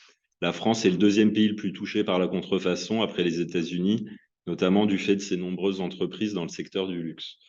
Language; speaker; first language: French; native; French